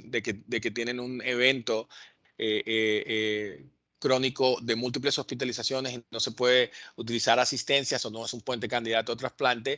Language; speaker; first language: Spanish; native; Spanish